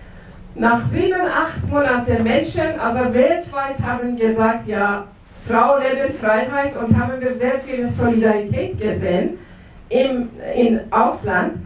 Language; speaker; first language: German; non-native, fluent; Persian